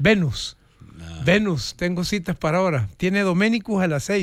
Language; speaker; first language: Spanish; native; Spanish